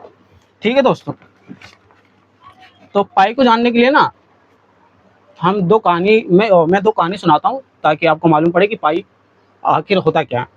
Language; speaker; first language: Hindi; native; Hindi